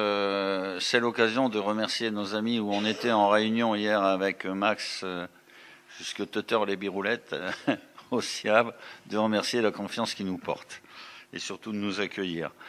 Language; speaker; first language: French; native; French